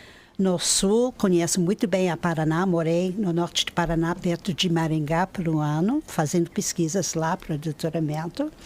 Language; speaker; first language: Portuguese; non-native, fluent; English